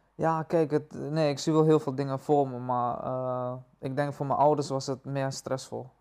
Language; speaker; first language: Dutch; early bilingual, other home language; Persian